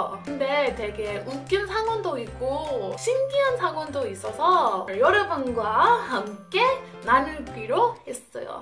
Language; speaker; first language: Korean; non-native, fluent; English